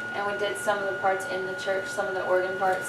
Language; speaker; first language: English; native; English